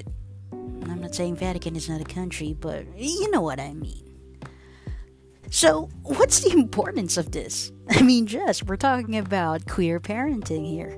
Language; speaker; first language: English; non-native, local second language; Filipino